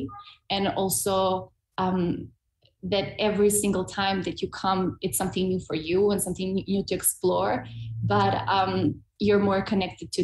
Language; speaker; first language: English; non-native, fluent; Serbian